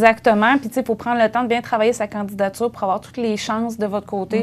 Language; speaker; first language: French; native; French